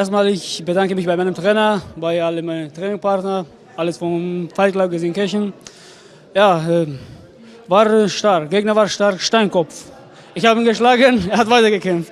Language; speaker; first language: German; non-native, learner; Tajik